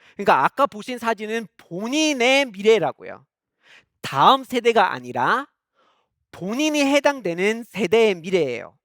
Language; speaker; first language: Korean; non-native, fluent; English